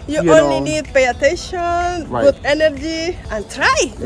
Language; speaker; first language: English; non-native, learner; Spanish